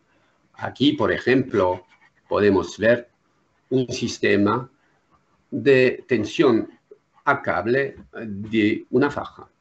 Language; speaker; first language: Spanish; non-native, learner; French